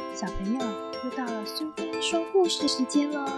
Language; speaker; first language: Chinese; native; Chinese